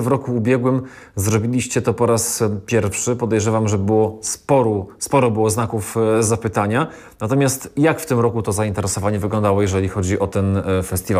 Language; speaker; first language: Polish; native; Polish